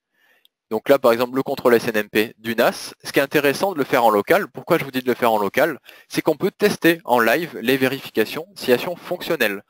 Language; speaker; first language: French; native; French